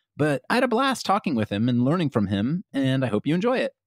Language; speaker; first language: English; native; English